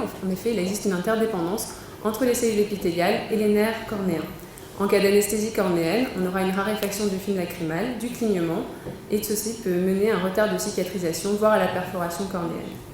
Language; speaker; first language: French; native; French